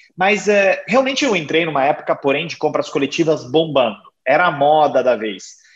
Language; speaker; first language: Portuguese; non-native, fluent; Italian